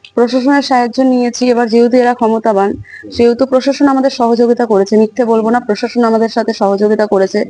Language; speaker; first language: Bangla; native; Bangla